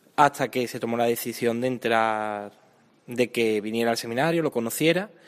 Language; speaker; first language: Spanish; native; Spanish